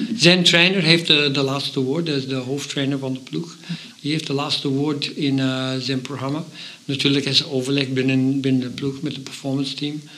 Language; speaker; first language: Dutch; non-native, fluent; English